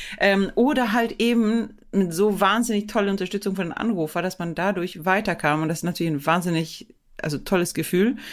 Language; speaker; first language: German; non-native, fluent; Swedish